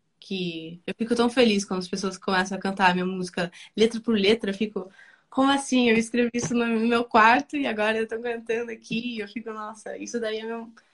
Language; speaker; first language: Portuguese; early bilingual, other home language; Spanish